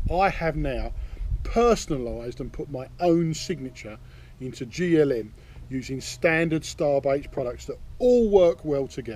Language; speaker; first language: English; native; English